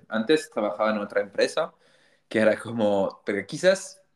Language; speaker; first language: Spanish; non-native, fluent; French